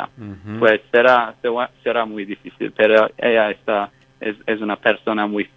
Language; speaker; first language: Spanish; non-native, fluent; English